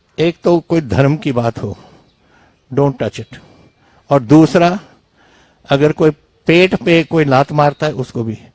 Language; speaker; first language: Hindi; non-native, local second language; Punjabi